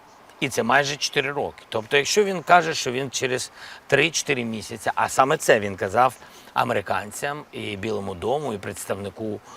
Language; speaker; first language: Ukrainian; non-native, local second language; Russian